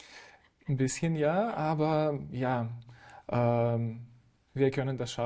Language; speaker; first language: German; non-native, fluent; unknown